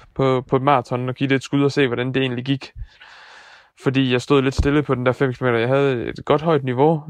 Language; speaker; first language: Danish; early bilingual, other home language; Dutch